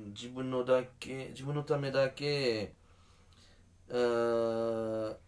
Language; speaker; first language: Japanese; non-native, learner; French